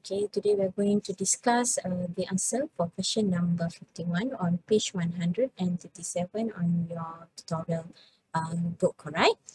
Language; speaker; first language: English; non-native, local second language; Malay